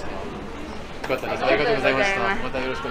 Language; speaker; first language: Japanese; non-native, learner; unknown